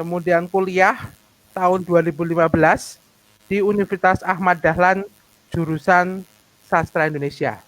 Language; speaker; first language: Indonesian; native; Indonesian